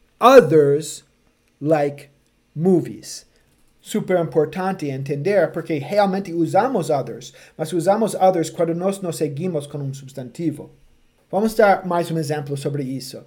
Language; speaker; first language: Portuguese; non-native, fluent; English